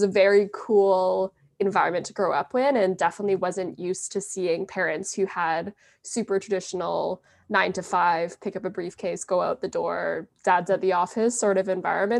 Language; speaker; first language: English; native; English